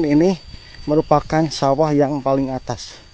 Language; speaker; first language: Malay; non-native, local second language; Sundanese